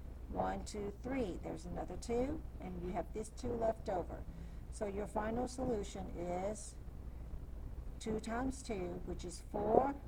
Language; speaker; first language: English; native; English